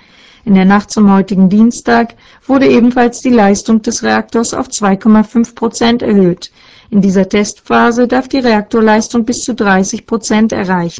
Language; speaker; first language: German; native; German